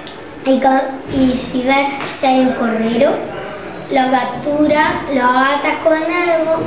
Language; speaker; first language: Spanish; early bilingual, other home language; Arabic